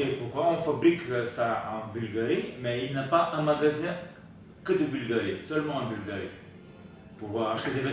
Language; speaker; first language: French; non-native, learner; Bulgarian